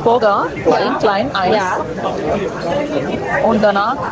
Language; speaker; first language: German; non-native, learner; Telugu